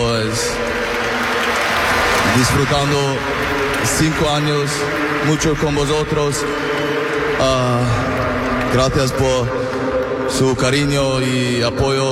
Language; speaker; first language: Spanish; non-native, learner; German